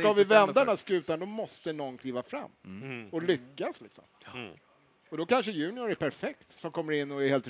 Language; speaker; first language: Swedish; native; Swedish